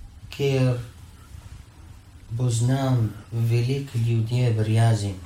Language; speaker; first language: Slovenian; non-native, learner; Arabic